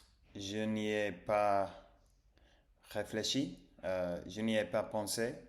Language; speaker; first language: French; non-native, learner; English